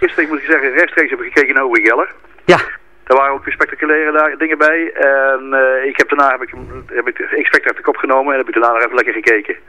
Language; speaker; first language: Dutch; native; Dutch